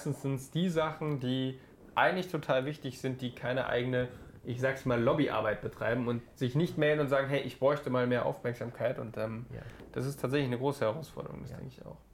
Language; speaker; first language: German; native; German